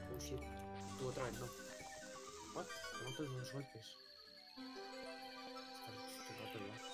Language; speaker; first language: Spanish; native; Spanish